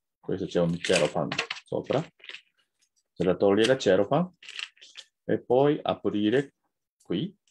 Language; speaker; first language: Italian; non-native, fluent; Japanese